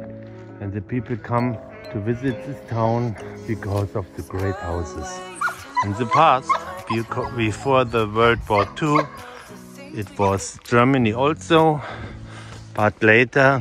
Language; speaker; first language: English; non-native, learner; German